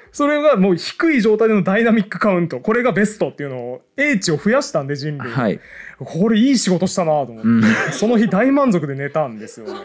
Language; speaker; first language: Japanese; native; Japanese